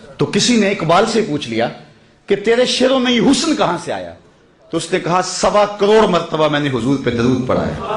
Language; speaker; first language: Urdu; non-native, local second language; Punjabi